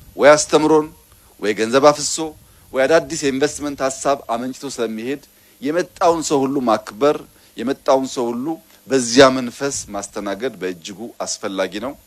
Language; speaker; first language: Amharic; non-native, local second language; Oromo